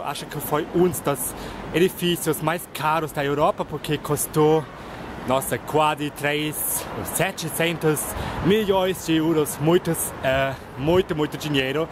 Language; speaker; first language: Portuguese; non-native, fluent; German